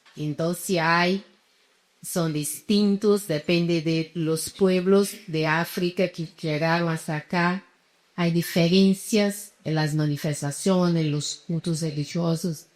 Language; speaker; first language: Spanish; non-native, fluent; Portuguese